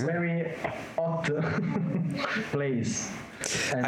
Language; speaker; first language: English; non-native, learner; Italian